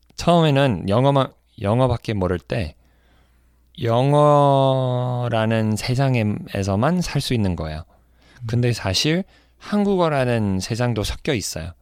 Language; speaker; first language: Korean; non-native, fluent; English